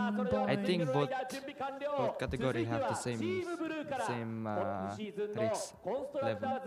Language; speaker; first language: English; non-native, fluent; Japanese